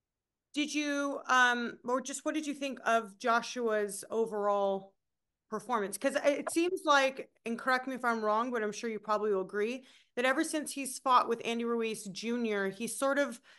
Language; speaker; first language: English; native; English